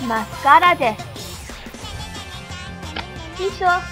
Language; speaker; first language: Japanese; non-native, learner; English